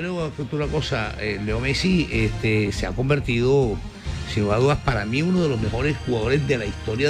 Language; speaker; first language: Spanish; native; Spanish